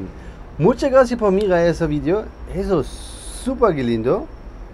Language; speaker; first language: Spanish; non-native, learner; English